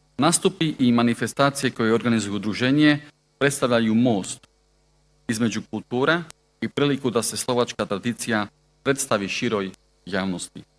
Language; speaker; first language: Bosnian; non-native, fluent; Slovak